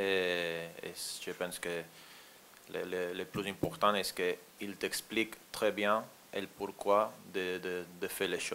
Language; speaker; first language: French; non-native, learner; Spanish